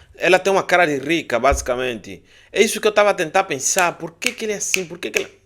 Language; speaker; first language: Portuguese; native; Portuguese